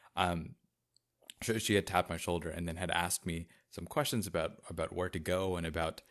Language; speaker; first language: English; native; English